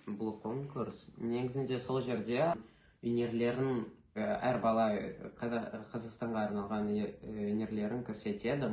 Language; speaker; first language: Kazakh; non-native, local second language; Russian